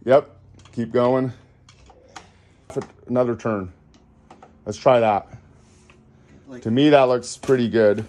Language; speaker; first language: English; native; English